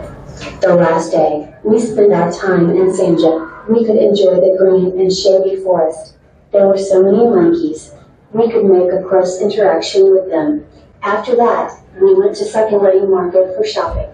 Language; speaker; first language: English; non-native, learner; Indonesian